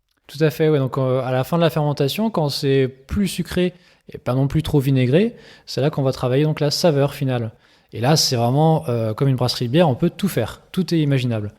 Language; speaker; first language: French; native; French